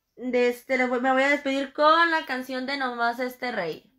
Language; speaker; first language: Spanish; native; Spanish